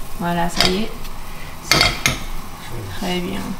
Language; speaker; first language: French; early bilingual, heritage; English